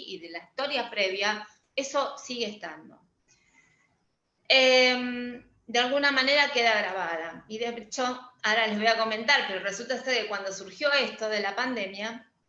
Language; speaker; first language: Spanish; native; Spanish